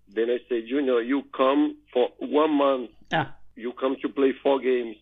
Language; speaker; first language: English; non-native, learner; Portuguese